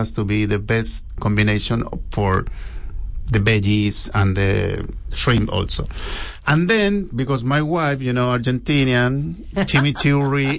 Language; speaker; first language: English; non-native, learner; Spanish